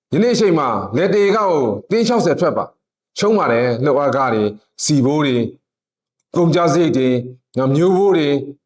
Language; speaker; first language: Burmese; non-native, local second language; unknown